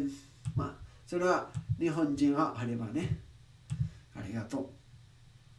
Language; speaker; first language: Japanese; non-native, learner; English